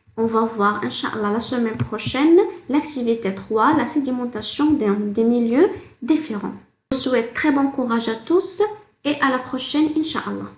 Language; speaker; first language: French; non-native, local second language; Arabic